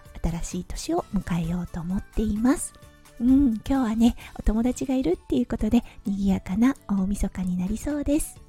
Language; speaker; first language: Japanese; native; Japanese